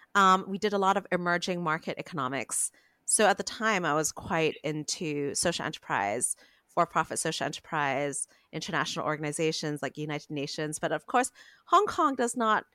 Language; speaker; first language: English; non-native, local second language; Cantonese